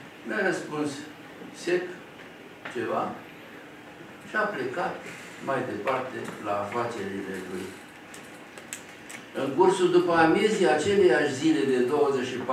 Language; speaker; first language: Romanian; native; Romanian